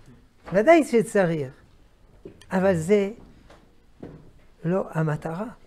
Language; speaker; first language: Hebrew; non-native, fluent; French